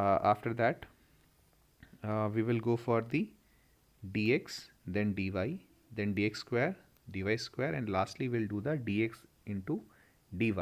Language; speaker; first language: English; non-native, local second language; Hindi